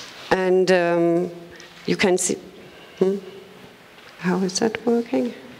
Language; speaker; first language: English; non-native, fluent; German